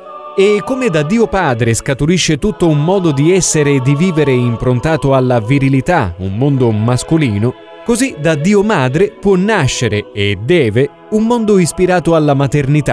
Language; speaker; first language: Italian; native; Italian